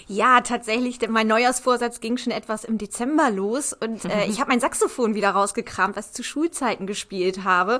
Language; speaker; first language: German; native; German